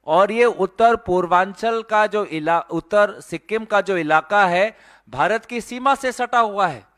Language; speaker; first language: Hindi; non-native, local second language; Assamese